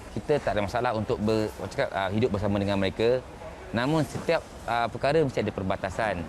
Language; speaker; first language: Malay; native; Malay